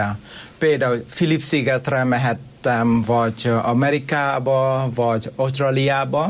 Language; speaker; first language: Hungarian; non-native, fluent; Vietnamese